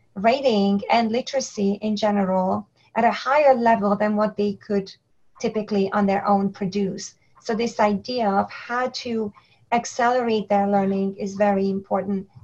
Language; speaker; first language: English; non-native, fluent; Hungarian